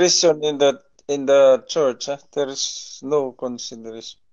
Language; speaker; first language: English; non-native, local second language; Filipino